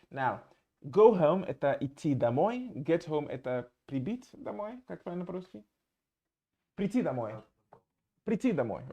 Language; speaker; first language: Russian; non-native, fluent; English